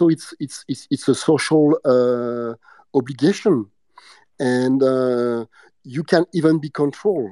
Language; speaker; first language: English; non-native, fluent; French